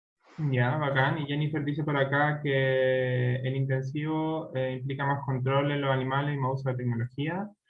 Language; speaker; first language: Spanish; native; Spanish